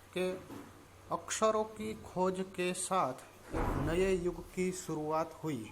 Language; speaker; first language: Hindi; non-native, local second language; Gujarati